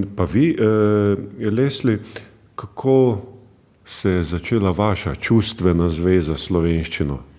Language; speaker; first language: Slovenian; native; Slovenian